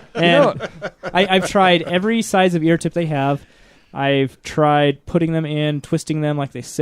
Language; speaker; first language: English; native; English